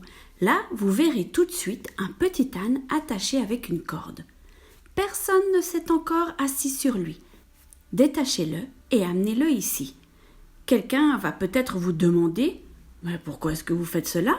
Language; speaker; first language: French; native; French